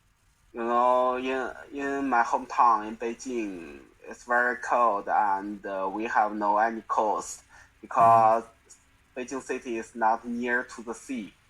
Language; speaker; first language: English; non-native, learner; Chinese